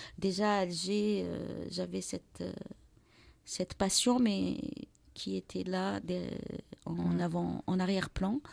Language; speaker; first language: French; non-native, local second language; Arabic